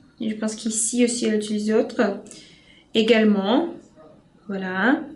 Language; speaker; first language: French; non-native, fluent; Portuguese